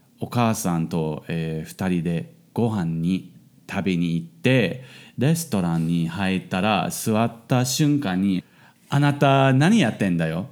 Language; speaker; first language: Japanese; non-native, fluent; English